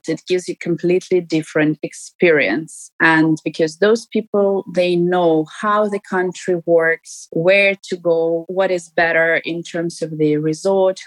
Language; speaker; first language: English; non-native, fluent; Ukrainian